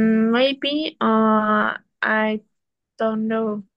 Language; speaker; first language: English; non-native, learner; Vietnamese